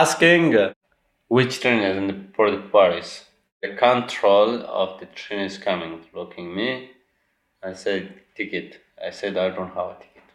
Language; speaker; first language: English; non-native, learner; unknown